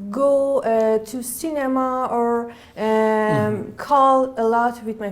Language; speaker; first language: English; non-native, learner; Persian